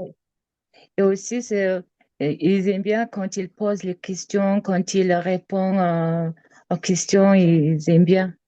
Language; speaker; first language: French; non-native, learner; Mongolian